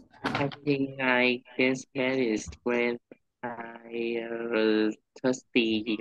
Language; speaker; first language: English; non-native, learner; Vietnamese